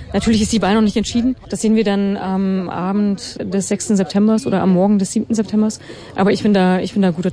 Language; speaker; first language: German; native; German